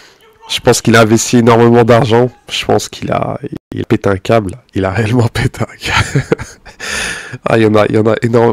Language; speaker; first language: French; native; French